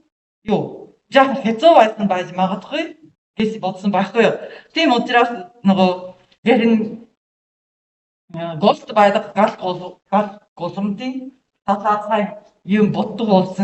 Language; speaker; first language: Mongolian; non-native, learner; Japanese